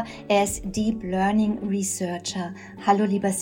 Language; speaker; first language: German; native; German